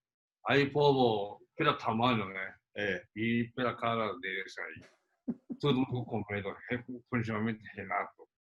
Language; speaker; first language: Portuguese; early bilingual, other home language; Japanese